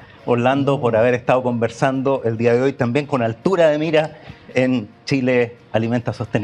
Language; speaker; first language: Spanish; native; Spanish